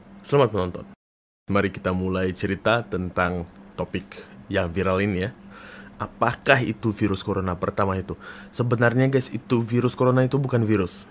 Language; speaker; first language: Indonesian; non-native, fluent; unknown